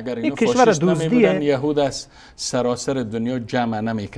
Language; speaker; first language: Persian; native; Persian